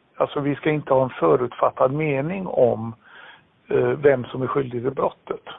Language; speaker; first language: Swedish; native; Swedish